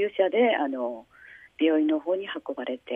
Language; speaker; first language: Japanese; native; Japanese